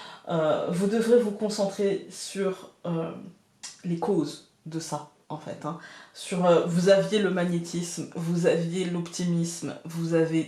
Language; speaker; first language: French; native; French